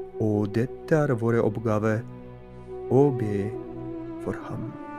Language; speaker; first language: Norwegian; non-native, fluent; Polish